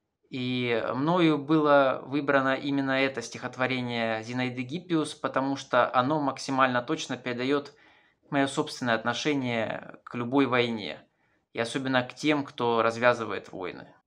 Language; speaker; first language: Russian; native; Russian